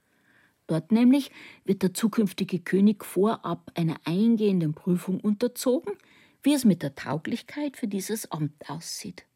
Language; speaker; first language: German; native; German